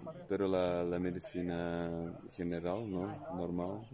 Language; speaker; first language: Spanish; non-native, fluent; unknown